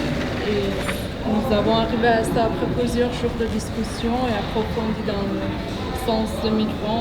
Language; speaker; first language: French; non-native, fluent; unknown